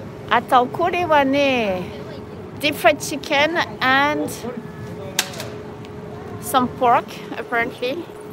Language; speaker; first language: English; non-native, fluent; French